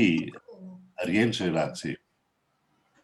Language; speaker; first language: Italian; native; Italian